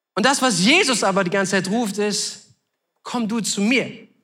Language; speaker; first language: German; native; German